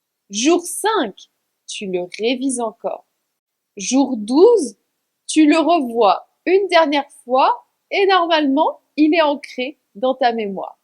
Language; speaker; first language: French; native; French